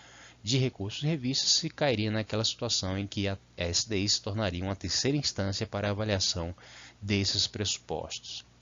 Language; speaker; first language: Portuguese; native; Portuguese